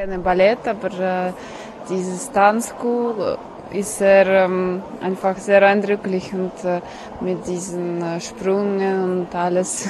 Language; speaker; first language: German; non-native, learner; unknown